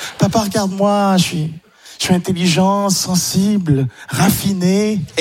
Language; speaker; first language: French; non-native, local second language; Haitian Creole